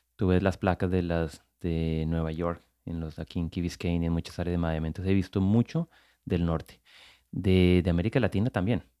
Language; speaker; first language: Spanish; native; Spanish